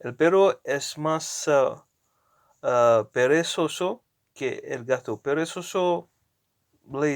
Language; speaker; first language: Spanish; non-native, learner; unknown